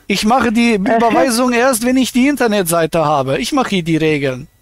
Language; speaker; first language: German; native; German